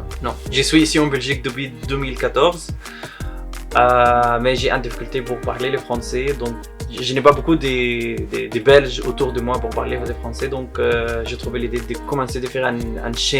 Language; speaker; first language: French; non-native, learner; Arabic